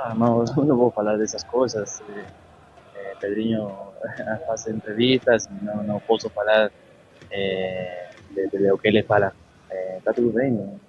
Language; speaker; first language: Portuguese; non-native, learner; Spanish